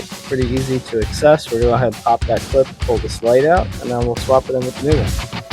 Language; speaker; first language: English; native; English